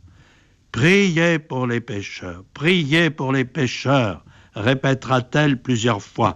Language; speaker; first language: French; native; French